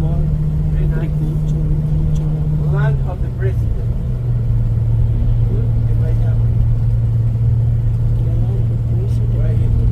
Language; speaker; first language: English; non-native, learner; Spanish